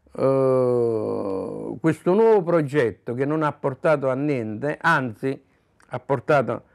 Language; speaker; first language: Italian; native; Italian